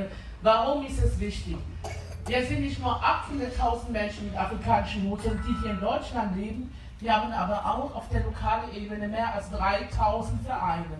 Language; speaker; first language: German; non-native, fluent; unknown